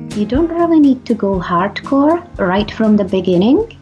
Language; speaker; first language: English; non-native, fluent; Czech